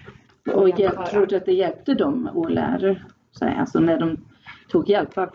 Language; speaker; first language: Swedish; non-native, fluent; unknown